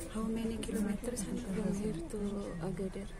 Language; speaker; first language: English; non-native, learner; Indonesian